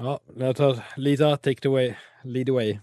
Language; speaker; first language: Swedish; non-native, learner; English